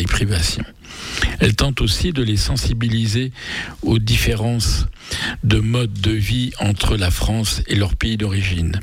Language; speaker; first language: French; native; French